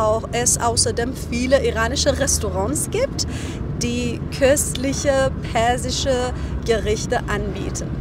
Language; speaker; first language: German; non-native, fluent; Persian